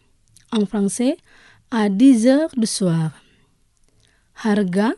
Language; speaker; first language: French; non-native, fluent; Indonesian